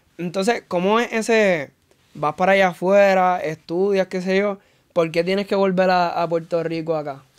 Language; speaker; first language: Spanish; native; Spanish